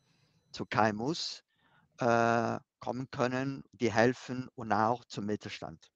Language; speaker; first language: German; non-native, fluent; Spanish